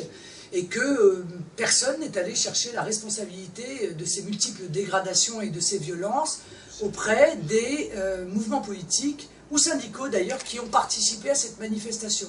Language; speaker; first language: French; native; French